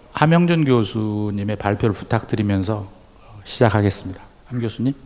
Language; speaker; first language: Korean; native; Korean